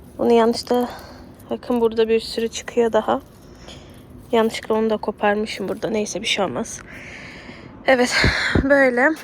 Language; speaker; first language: Turkish; early bilingual, heritage; Turkish